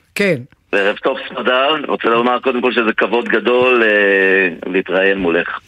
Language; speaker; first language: Hebrew; native; Hebrew